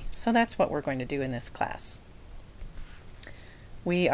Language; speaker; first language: English; native; English